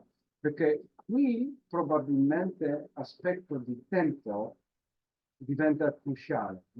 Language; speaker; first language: Italian; non-native, fluent; Polish